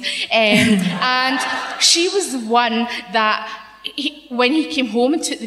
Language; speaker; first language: English; native; English